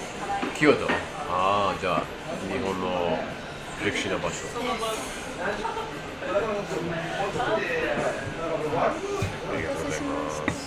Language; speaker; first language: Japanese; non-native, learner; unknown